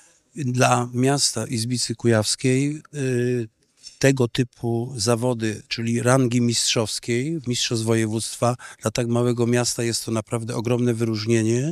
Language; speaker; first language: Polish; native; Polish